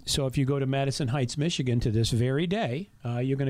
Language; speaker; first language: English; native; English